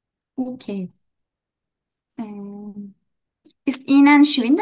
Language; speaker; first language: German; non-native, learner; Turkish